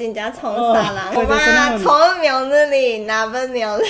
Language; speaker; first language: Korean; non-native, learner; Chinese